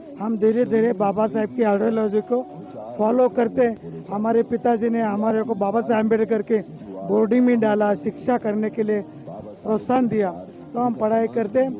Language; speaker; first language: Hindi; non-native, local second language; Kannada